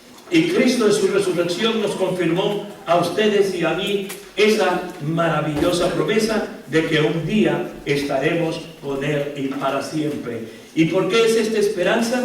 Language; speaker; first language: Spanish; native; Spanish